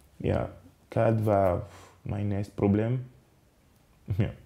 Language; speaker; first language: German; non-native, learner; French